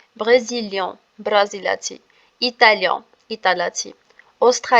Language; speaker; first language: French; non-native, fluent; Armenian